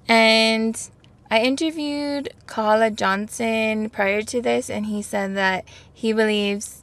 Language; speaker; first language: English; native; English